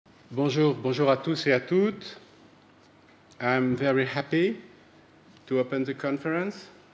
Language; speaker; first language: French; native; French